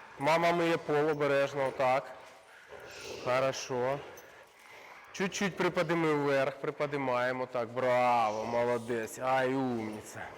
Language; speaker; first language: Ukrainian; non-native, local second language; Russian